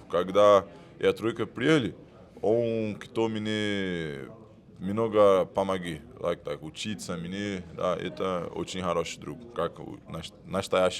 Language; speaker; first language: Russian; non-native, learner; Portuguese